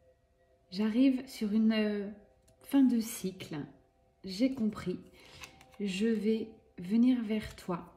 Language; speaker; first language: French; native; French